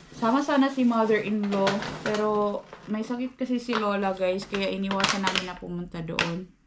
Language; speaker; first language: Filipino; non-native, local second language; Cebuano